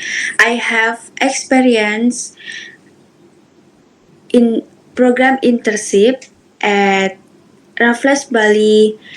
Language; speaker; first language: English; non-native, learner; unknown